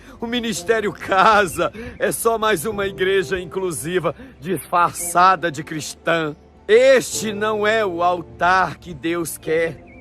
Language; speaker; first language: Portuguese; native; Portuguese